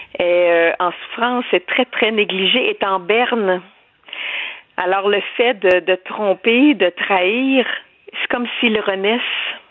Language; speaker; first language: French; native; French